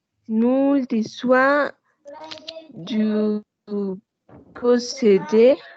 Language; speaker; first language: French; non-native, learner; Spanish